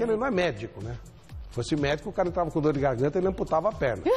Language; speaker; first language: Portuguese; native; Portuguese